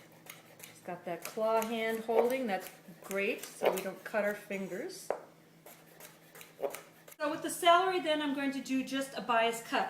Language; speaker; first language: English; native; English